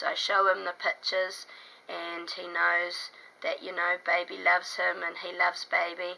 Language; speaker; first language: English; native; English